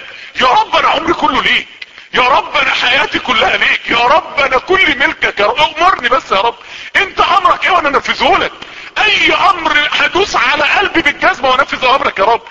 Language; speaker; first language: Arabic; native; Arabic